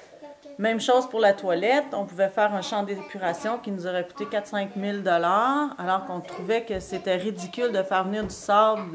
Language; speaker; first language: French; native; French